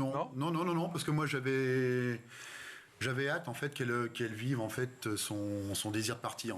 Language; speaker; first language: French; native; French